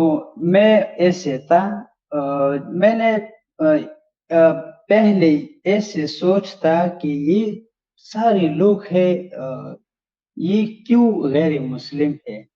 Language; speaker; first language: Hindi; non-native, learner; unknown